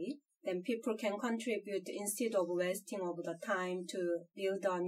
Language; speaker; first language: English; non-native, fluent; Korean